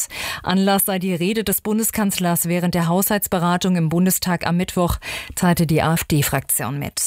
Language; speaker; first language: German; native; German